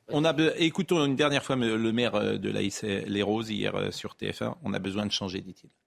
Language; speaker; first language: French; native; French